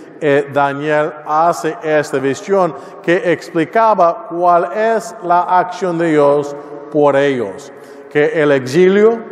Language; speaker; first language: Spanish; non-native, learner; English